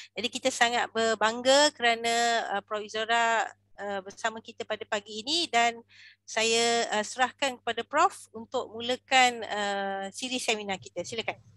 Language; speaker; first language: Malay; native; Malay